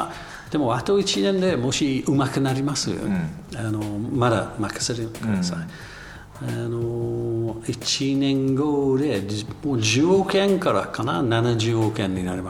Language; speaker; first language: Japanese; non-native, learner; English